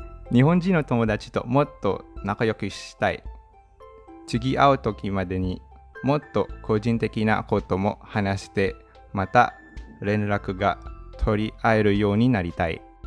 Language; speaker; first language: Japanese; non-native, fluent; Filipino